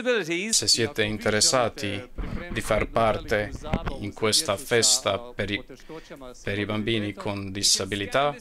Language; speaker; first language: Italian; non-native, fluent; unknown